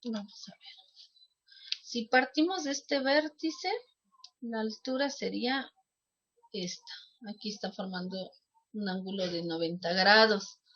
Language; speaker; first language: Spanish; native; Spanish